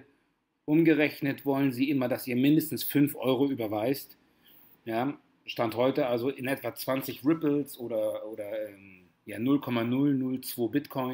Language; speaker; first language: German; native; German